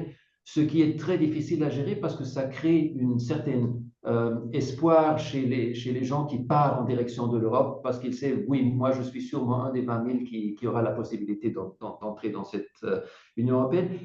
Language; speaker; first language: French; non-native, fluent; German